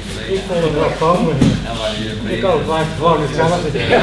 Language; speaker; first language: Dutch; native; Dutch